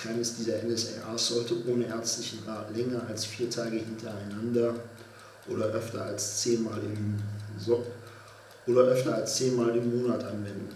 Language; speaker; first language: German; native; German